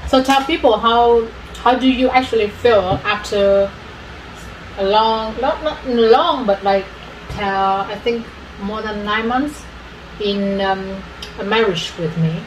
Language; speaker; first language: English; non-native, fluent; Vietnamese